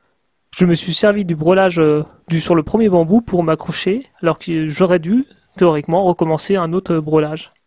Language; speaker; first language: French; native; French